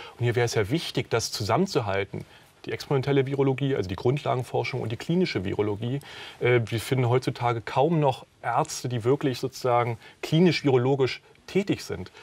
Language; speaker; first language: German; native; German